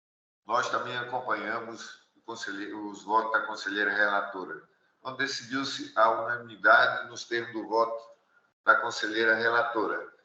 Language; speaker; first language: Portuguese; native; Portuguese